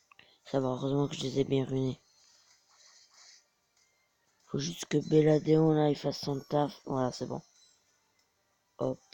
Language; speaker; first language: French; native; French